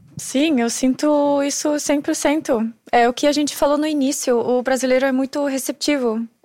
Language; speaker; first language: Portuguese; non-native, fluent; German